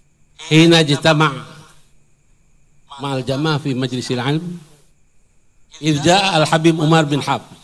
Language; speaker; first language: Arabic; non-native, fluent; Indonesian